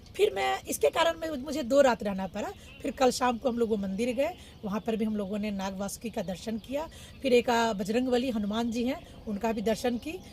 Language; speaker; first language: Hindi; native; Hindi